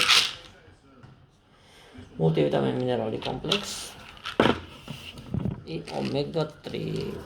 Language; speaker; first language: Russian; non-native, fluent; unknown